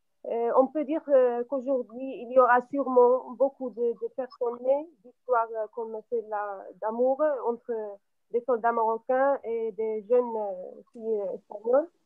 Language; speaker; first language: French; non-native, local second language; Arabic